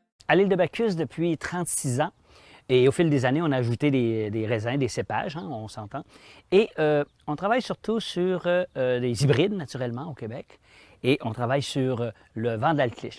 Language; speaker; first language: French; native; French